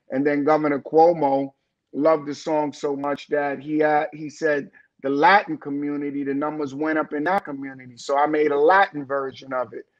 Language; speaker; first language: English; native; English